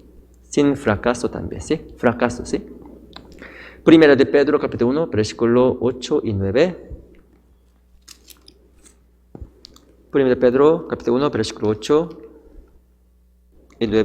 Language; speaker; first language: Spanish; non-native, fluent; Korean